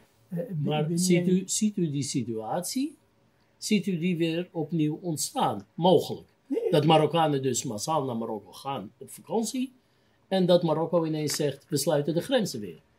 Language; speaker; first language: Dutch; native; Dutch